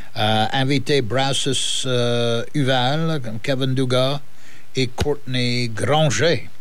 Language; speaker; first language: French; native; French